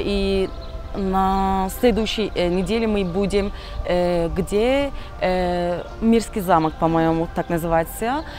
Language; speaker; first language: Russian; non-native, learner; Turkish